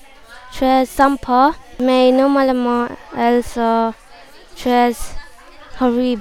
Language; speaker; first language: French; non-native, learner; English